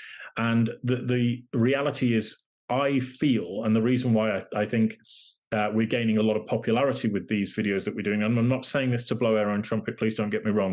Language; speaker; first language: English; native; English